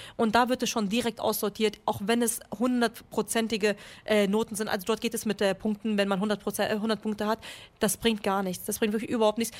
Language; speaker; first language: German; early bilingual, other home language; Kurdish